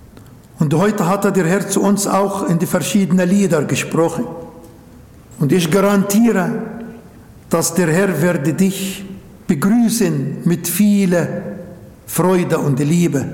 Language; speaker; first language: German; non-native, local second language; Arabic